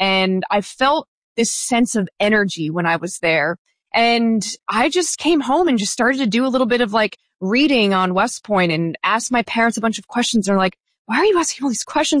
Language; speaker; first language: English; native; English